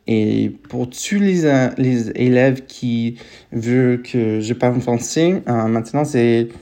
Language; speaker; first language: French; non-native, learner; English